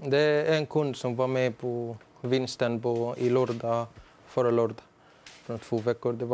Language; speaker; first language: Swedish; non-native, learner; Arabic